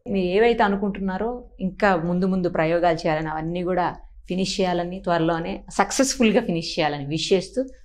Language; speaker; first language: Telugu; native; Telugu